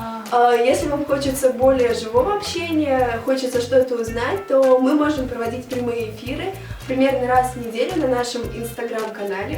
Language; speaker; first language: Russian; native; Russian